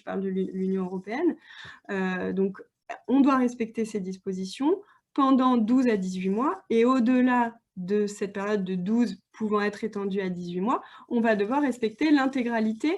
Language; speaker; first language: French; native; French